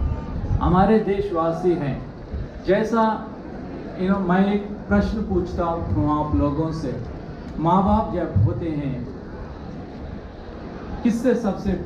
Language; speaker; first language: Hindi; non-native, local second language; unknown